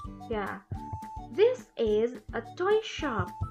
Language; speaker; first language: English; non-native, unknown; Indonesian